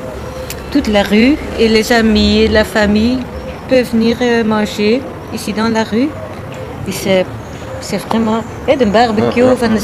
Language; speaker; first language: French; non-native, local second language; Dutch